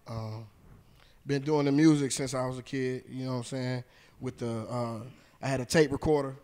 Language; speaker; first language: English; native; English